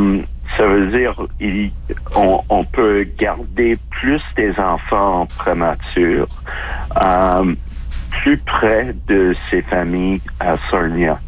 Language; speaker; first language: French; non-native, fluent; English